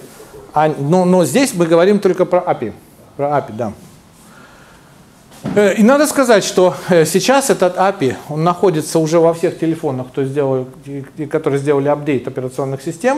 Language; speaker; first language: Russian; native; Russian